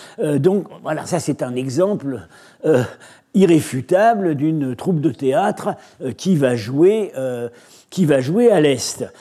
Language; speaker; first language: French; native; French